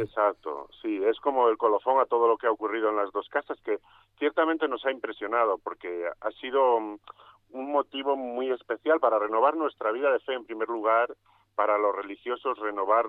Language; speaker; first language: Spanish; native; Spanish